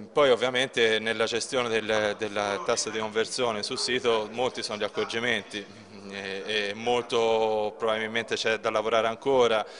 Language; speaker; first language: Italian; native; Italian